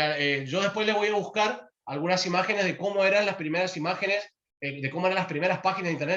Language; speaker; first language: Spanish; native; Spanish